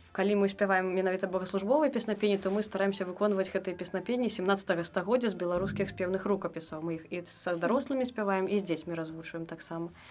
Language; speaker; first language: Belarusian; native; Belarusian